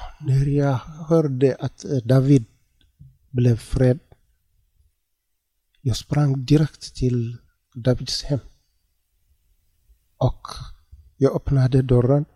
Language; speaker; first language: Swedish; non-native, learner; Tigrinya